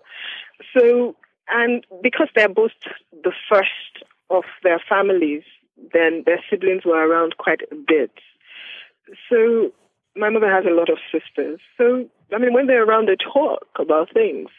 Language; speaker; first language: English; non-native, local second language; Yoruba